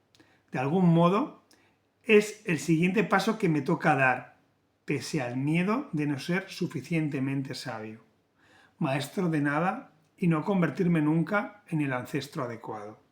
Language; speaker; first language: Spanish; native; Spanish